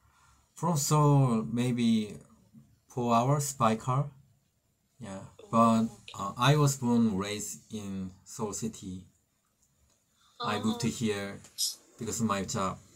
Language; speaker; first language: English; non-native, learner; Korean